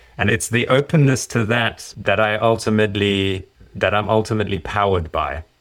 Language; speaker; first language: English; early bilingual, other home language; German